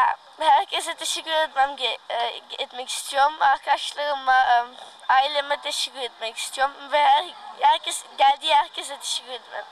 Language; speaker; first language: Turkish; early bilingual, heritage; Turkish